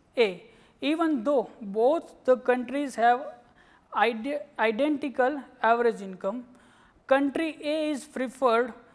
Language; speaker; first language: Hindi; non-native, local second language; Gujarati